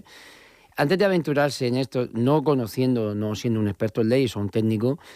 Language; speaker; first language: Spanish; native; Spanish